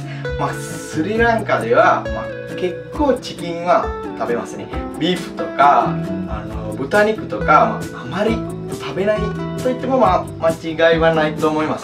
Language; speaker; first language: Japanese; non-native, fluent; Sinhala